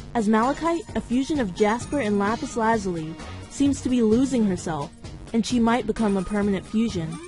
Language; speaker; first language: English; native; English